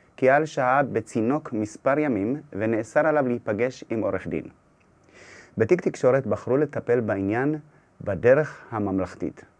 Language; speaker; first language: Hebrew; native; Hebrew